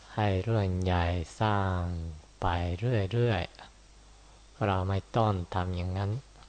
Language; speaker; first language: Thai; non-native, fluent; Japanese